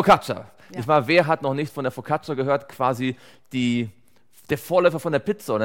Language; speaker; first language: German; native; German